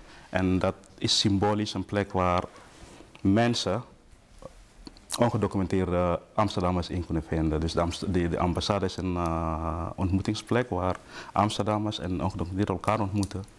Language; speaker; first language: Dutch; non-native, fluent; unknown